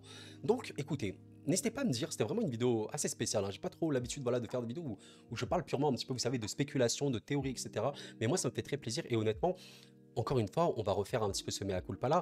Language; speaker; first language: French; native; French